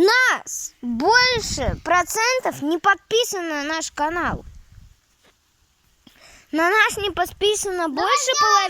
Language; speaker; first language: Russian; native; Russian